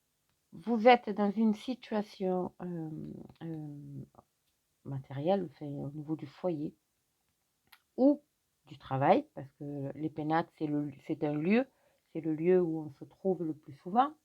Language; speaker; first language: French; native; French